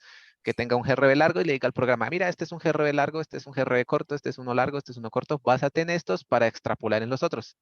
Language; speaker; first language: Spanish; native; Spanish